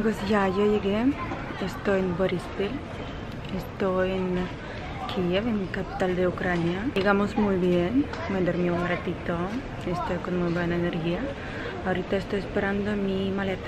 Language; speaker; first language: Spanish; non-native, fluent; Ukrainian